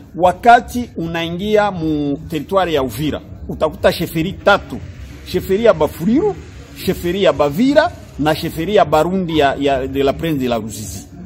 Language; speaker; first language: Swahili; non-native, local second language; Kinyarwanda